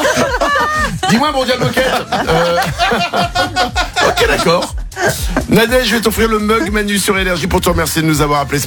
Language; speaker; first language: French; native; French